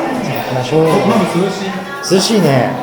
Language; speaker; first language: Japanese; native; Japanese